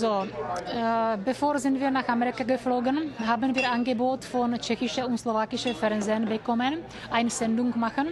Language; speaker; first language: German; non-native, learner; Czech